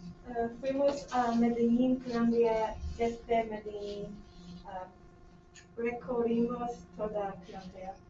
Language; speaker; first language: Spanish; non-native, learner; English